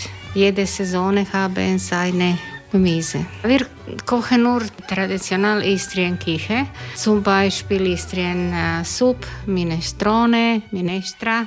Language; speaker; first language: German; non-native, learner; Croatian